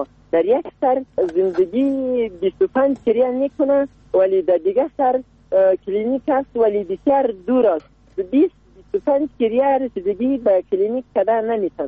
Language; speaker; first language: Persian; non-native, local second language; Pashto